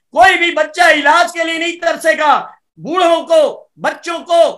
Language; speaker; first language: Hindi; native; Hindi